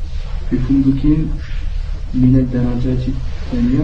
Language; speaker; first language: Arabic; non-native, learner; French